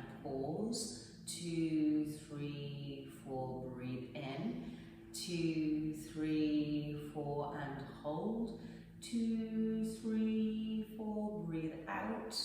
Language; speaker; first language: English; native; English